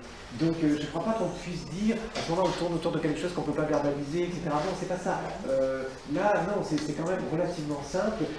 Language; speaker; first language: French; native; French